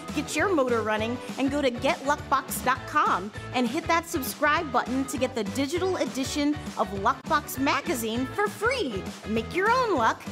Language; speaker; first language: English; native; English